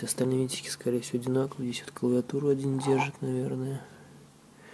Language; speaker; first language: Russian; native; Russian